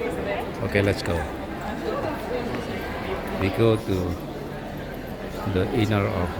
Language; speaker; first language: English; non-native, learner; Indonesian